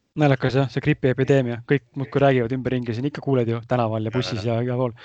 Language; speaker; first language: Estonian; native; Estonian